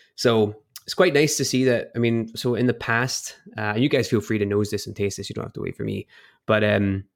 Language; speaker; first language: English; native; English